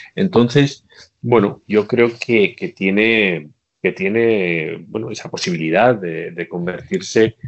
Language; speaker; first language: Spanish; native; Spanish